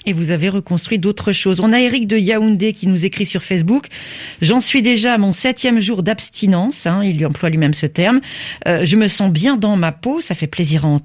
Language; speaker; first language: French; native; French